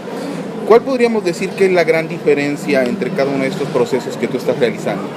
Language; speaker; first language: Spanish; native; Spanish